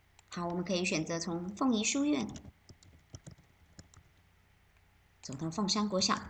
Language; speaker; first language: Chinese; native; Chinese